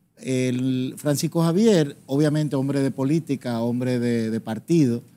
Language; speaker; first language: Spanish; native; Spanish